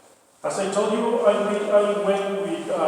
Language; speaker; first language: English; non-native, learner; Spanish